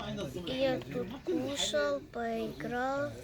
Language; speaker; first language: Russian; early bilingual, heritage; Russian